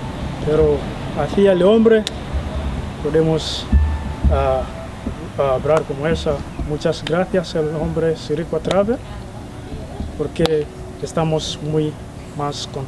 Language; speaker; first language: Spanish; non-native, learner; Swahili